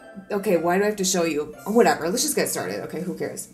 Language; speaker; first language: English; early bilingual, other home language; Spanish